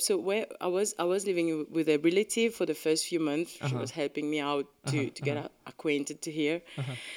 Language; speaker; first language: English; non-native, local second language; Morisyen